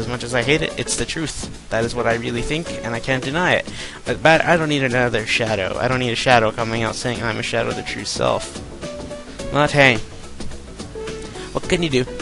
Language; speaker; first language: English; native; English